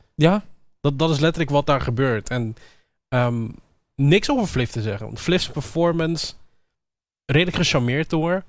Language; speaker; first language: Dutch; native; Dutch